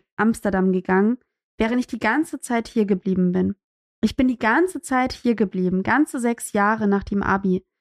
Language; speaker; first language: German; native; German